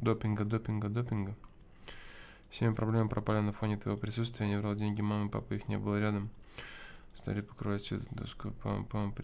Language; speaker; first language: Russian; native; Russian